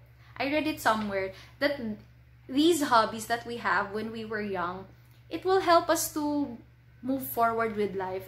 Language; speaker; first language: English; non-native, local second language; Filipino